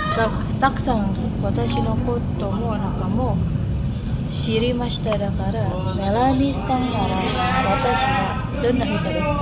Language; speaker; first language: Japanese; non-native, learner; Indonesian